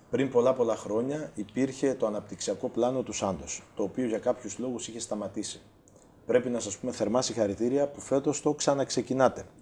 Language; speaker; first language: Greek; native; Greek